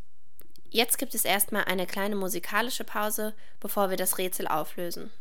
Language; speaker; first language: German; native; German